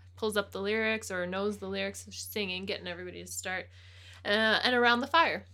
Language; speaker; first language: English; native; English